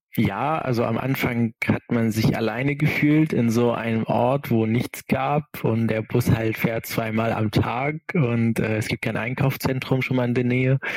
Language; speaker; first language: German; non-native, fluent; Arabic